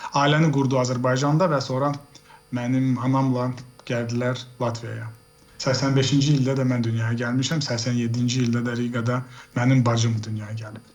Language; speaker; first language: Azerbaijani; early bilingual, heritage; Azerbaijani